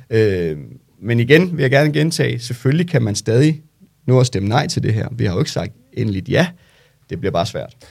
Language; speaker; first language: Danish; early bilingual, other home language; Turkish